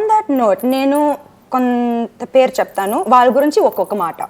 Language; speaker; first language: Telugu; non-native, fluent; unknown